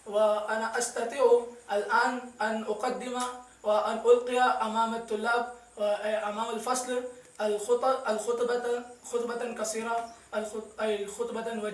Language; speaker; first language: Arabic; non-native, learner; Urdu